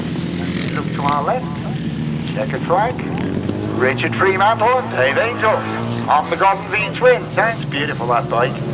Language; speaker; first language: English; native; English